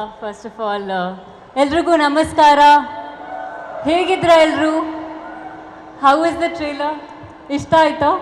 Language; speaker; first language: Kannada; non-native, local second language; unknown